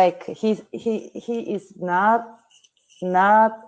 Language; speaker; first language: English; non-native, learner; Korean